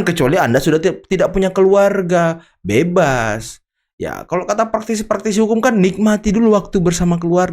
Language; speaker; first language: Indonesian; native; Indonesian